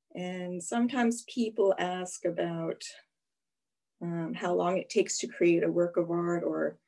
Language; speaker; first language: English; native; English